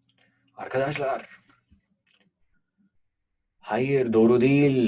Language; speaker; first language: Turkish; non-native, fluent; Urdu